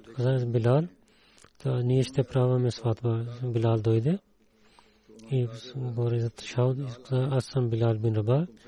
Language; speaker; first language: Bulgarian; non-native, learner; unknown